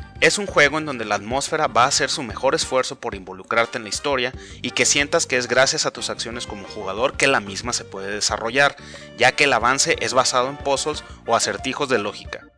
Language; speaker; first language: Spanish; native; Spanish